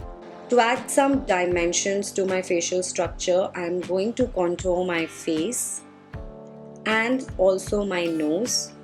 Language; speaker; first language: English; non-native, local second language; Hindi